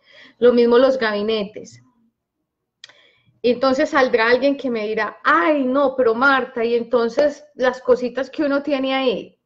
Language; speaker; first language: Spanish; native; Spanish